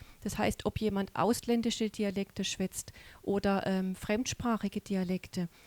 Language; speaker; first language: German; native; German